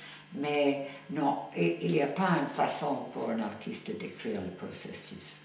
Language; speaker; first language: French; non-native, fluent; English